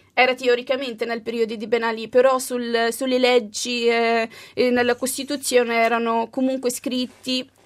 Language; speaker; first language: Italian; early bilingual, other home language; Arabic